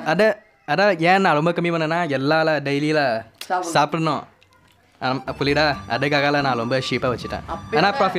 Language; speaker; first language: Tamil; non-native, learner; Thai